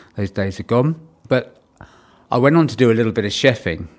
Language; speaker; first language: English; native; English